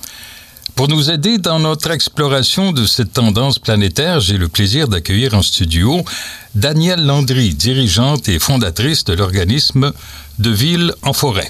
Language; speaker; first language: French; native; French